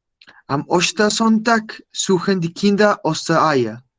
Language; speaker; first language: German; non-native, fluent; Spanish